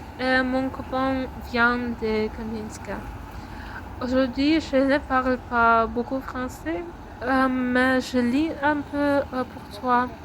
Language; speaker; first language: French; non-native, learner; Ukrainian